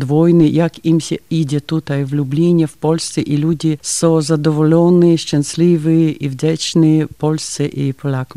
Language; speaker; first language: Polish; non-native, learner; Ukrainian